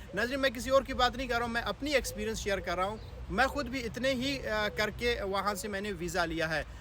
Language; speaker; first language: Hindi; non-native, local second language; Punjabi